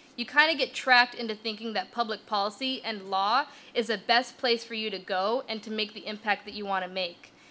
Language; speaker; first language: English; native; English